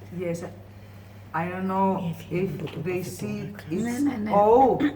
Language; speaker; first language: English; non-native, learner; Greek